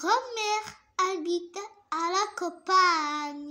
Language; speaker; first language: French; non-native, learner; Arabic